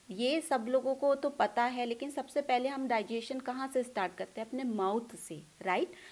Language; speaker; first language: Hindi; non-native, local second language; Punjabi